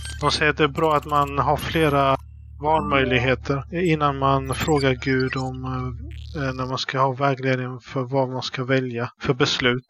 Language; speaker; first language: Swedish; early bilingual, other home language; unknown